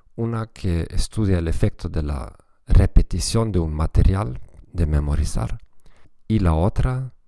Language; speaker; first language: Spanish; non-native, fluent; German